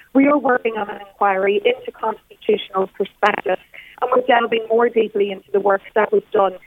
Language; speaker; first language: English; native; English